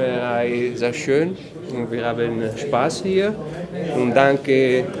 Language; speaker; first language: German; non-native, learner; Italian